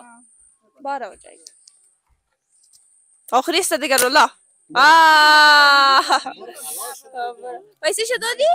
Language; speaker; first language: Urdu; non-native, learner; Persian